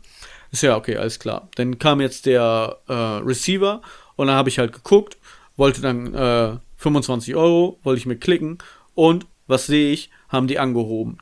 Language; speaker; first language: German; native; German